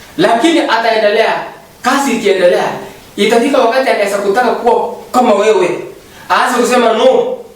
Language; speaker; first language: Swahili; non-native, local second language; Kalenjin